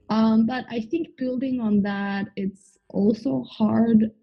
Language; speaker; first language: English; non-native, fluent; Turkish